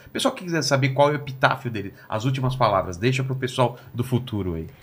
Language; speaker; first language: Portuguese; non-native, learner; Japanese